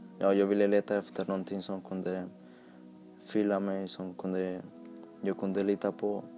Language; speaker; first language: Swedish; early bilingual, other home language; Spanish